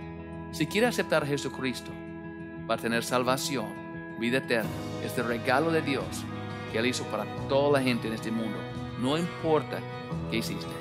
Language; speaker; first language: Spanish; non-native, learner; English